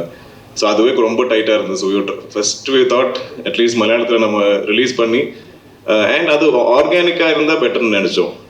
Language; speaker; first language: Tamil; non-native, local second language; Malayalam